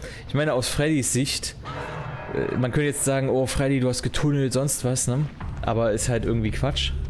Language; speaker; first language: German; native; German